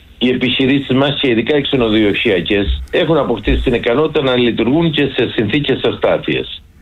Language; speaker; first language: Greek; native; Greek